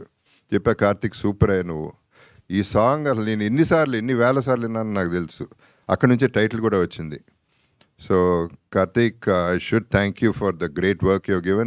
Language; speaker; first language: Telugu; native; Telugu